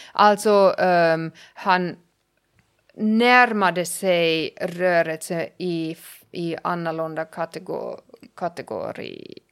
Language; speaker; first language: Swedish; non-native, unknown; German